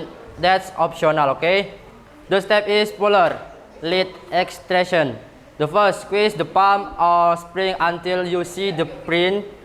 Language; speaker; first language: English; non-native, learner; Indonesian